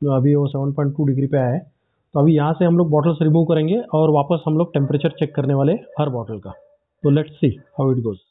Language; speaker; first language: Hindi; non-native, local second language; Marathi